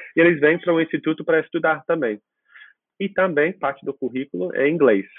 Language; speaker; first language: Portuguese; non-native, fluent; English